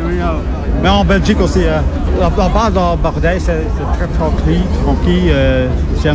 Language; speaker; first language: French; non-native, local second language; Dutch